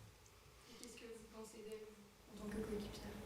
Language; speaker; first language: French; native; French